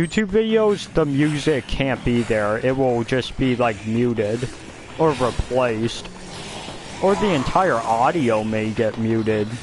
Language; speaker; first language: English; native; English